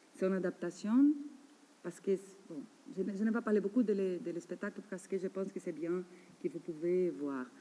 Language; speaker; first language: French; non-native, learner; Portuguese